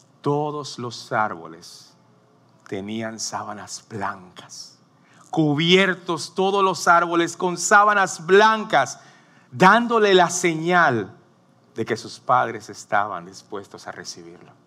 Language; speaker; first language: Spanish; native; Spanish